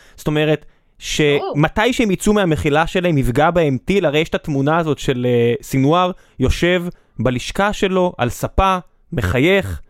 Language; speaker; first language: Hebrew; native; Hebrew